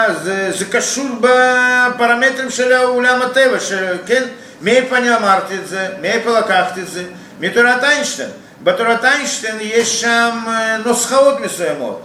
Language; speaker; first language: Hebrew; non-native, fluent; Russian